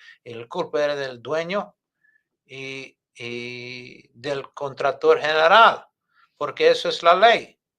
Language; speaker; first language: Spanish; non-native, fluent; English